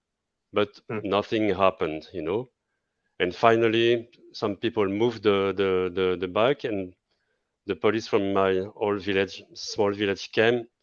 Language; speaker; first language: English; non-native, fluent; French